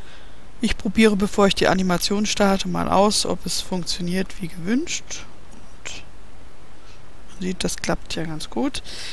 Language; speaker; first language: German; native; German